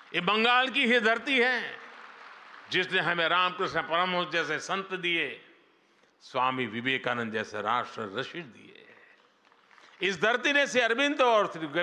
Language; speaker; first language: Hindi; non-native, local second language; Gujarati